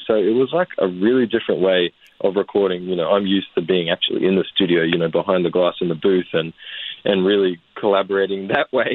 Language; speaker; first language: English; native; English